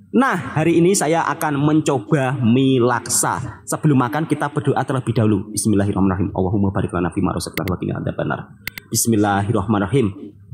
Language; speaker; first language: Indonesian; native; Indonesian